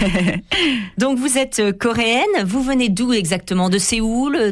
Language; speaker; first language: French; native; French